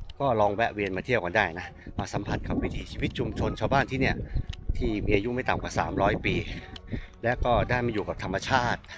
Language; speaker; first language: Thai; native; Thai